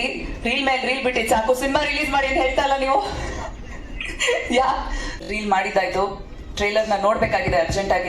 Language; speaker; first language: Kannada; native; Kannada